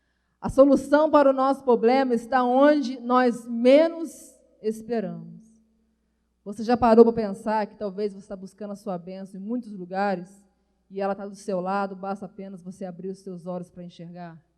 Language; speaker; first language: Portuguese; native; Portuguese